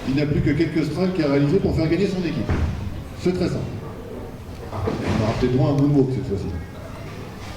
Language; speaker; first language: French; native; French